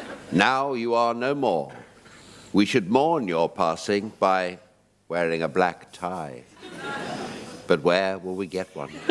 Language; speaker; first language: English; native; English